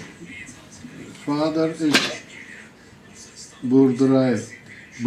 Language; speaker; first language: Dutch; non-native, learner; Turkish